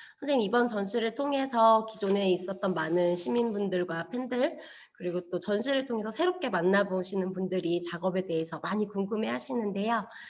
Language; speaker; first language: Korean; native; Korean